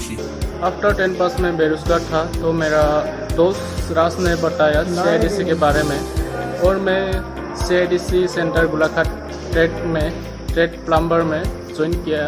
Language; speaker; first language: Hindi; non-native, local second language; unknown